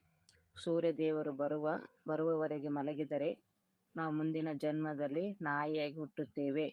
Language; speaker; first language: Kannada; native; Kannada